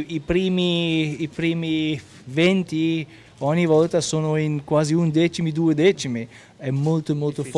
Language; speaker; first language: Italian; non-native, learner; German